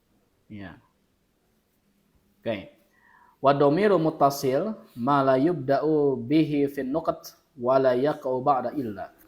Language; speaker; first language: Arabic; non-native, fluent; Indonesian